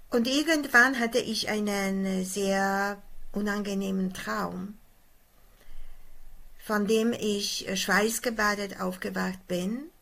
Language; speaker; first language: German; non-native, fluent; Polish